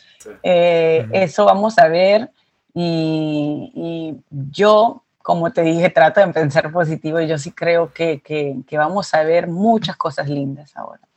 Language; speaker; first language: Spanish; early bilingual, heritage; Spanish